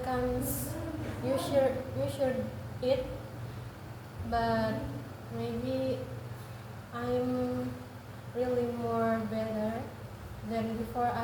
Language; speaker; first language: English; non-native, learner; Indonesian